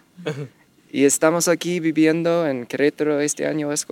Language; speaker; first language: Spanish; non-native, fluent; English